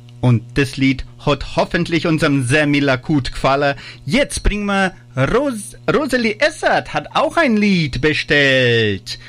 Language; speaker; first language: German; early bilingual, heritage; German